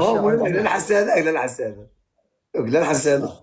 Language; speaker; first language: Arabic; native; Arabic